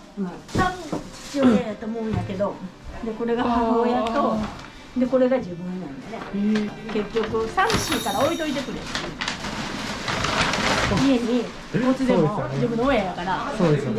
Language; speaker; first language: Japanese; native; Japanese